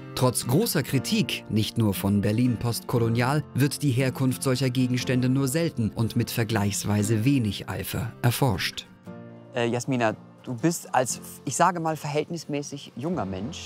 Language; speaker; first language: German; native; German